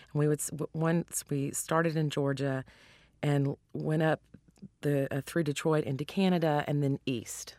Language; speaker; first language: English; native; English